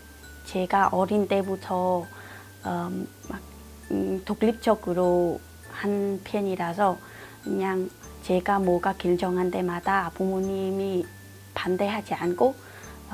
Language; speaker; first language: Korean; non-native, fluent; Vietnamese